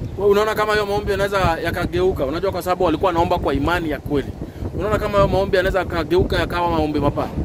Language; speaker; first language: Swahili; native; Swahili